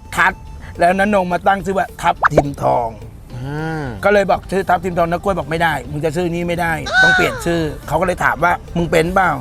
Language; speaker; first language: Thai; native; Thai